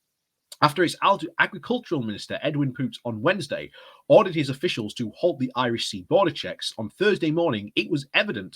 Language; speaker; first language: English; native; English